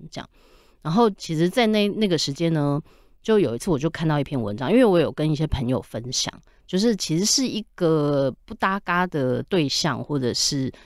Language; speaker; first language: Chinese; native; Chinese